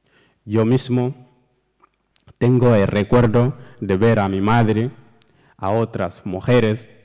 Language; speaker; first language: Spanish; non-native, learner; Fula